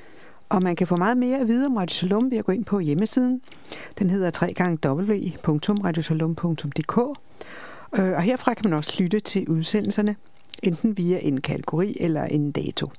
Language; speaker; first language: Danish; native; Danish